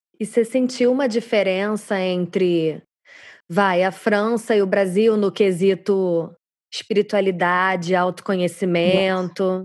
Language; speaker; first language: Portuguese; native; Portuguese